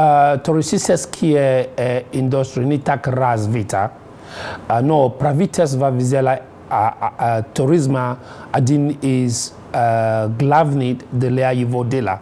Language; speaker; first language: Russian; non-native, learner; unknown